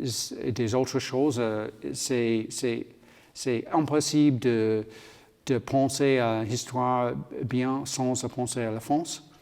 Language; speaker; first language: French; non-native, learner; English